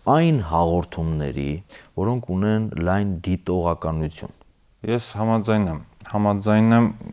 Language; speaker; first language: Armenian; native; Armenian